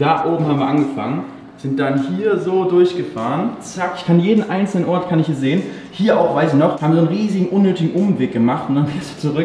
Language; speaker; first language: German; native; German